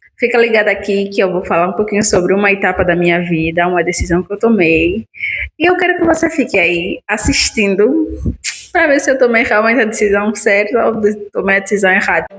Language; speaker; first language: Portuguese; native; Portuguese